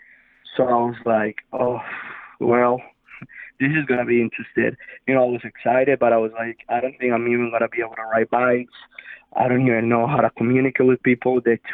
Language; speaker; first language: English; non-native, fluent; Spanish